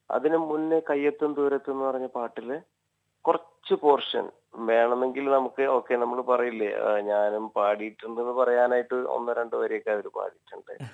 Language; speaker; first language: Malayalam; native; Malayalam